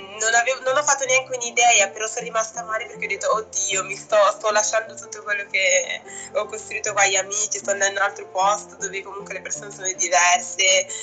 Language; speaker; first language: Italian; non-native, fluent; Upper Guinea Crioulo